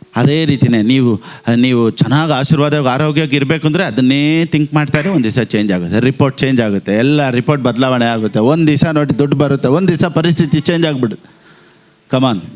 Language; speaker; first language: Kannada; native; Kannada